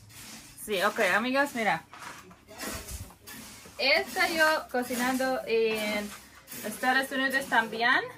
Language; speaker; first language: Spanish; non-native, learner; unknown